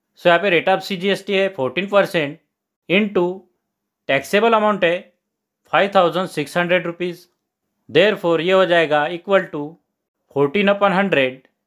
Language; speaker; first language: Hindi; non-native, local second language; Marathi